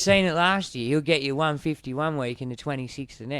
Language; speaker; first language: English; native; English